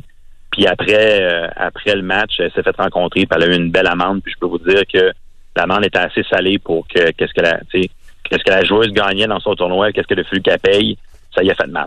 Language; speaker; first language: French; native; French